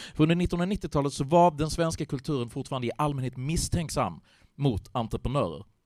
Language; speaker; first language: Swedish; native; Swedish